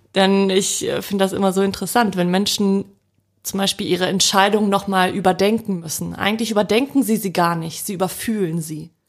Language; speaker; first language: German; early bilingual, other home language; Polish